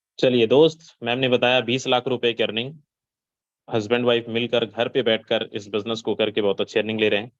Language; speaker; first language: Hindi; native; Hindi